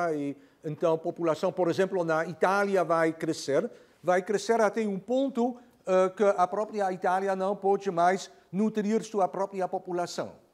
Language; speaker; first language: Portuguese; non-native, fluent; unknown